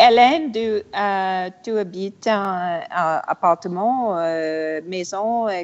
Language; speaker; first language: French; non-native, learner; English